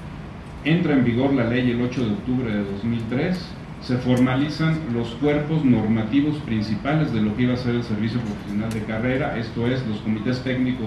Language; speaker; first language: Spanish; native; Spanish